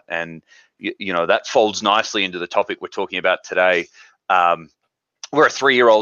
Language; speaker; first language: English; native; English